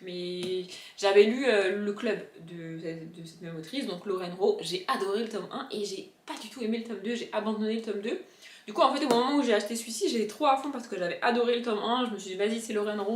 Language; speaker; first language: French; native; French